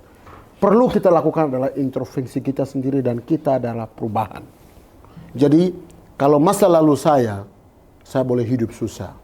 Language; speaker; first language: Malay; non-native, local second language; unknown